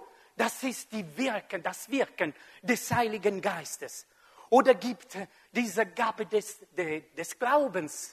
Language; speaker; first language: German; non-native, fluent; French